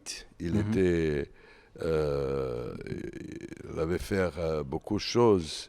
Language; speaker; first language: French; non-native, learner; Serbian